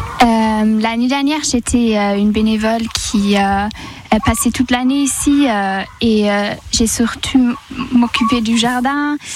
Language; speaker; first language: French; non-native, fluent; German